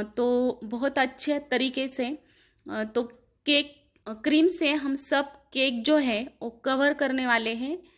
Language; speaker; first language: Hindi; non-native, local second language; Marathi